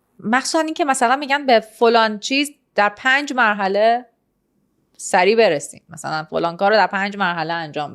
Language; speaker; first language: Persian; native; Persian